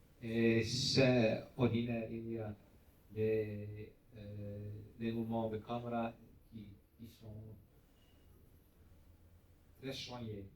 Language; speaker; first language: French; non-native, learner; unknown